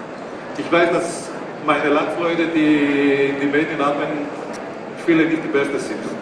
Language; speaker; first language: German; non-native, fluent; Greek